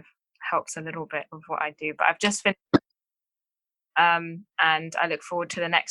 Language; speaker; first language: English; native; English